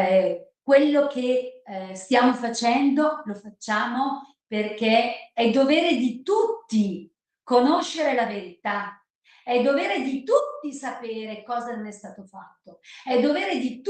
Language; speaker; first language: Italian; native; Italian